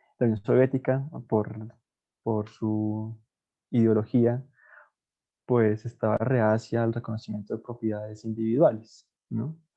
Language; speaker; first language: Spanish; native; Spanish